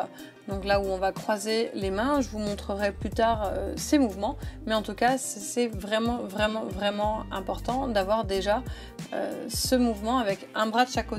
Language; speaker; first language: French; native; French